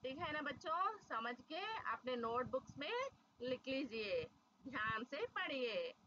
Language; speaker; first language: Hindi; non-native, local second language; Telugu